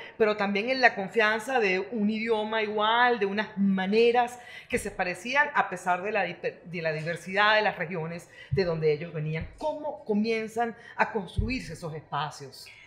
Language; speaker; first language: Spanish; native; Spanish